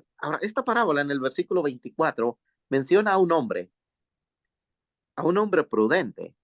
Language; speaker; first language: Spanish; native; Spanish